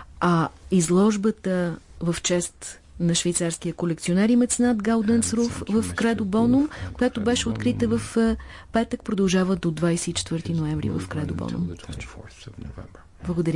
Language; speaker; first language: Bulgarian; native; Bulgarian